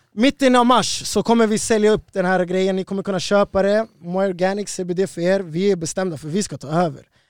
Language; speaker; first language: Swedish; early bilingual, other home language; Spanish